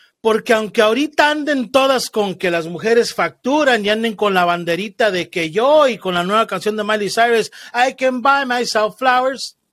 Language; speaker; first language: Spanish; native; Spanish